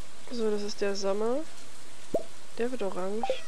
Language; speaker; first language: German; native; German